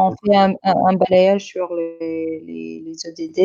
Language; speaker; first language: French; non-native, local second language; Arabic